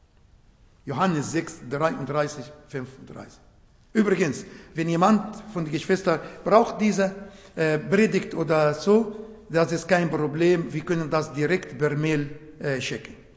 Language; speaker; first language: German; non-native, fluent; Arabic